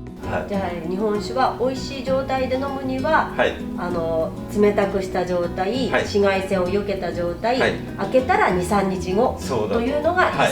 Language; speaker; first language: Japanese; native; Japanese